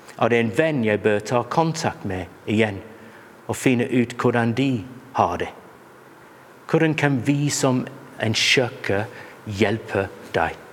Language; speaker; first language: Norwegian; non-native, fluent; English